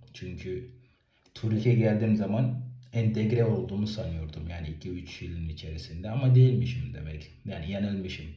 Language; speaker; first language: Turkish; non-native, fluent; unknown